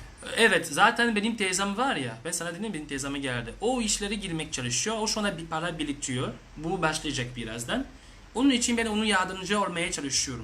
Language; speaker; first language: Turkish; non-native, learner; French